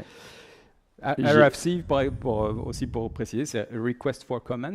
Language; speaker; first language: French; native; French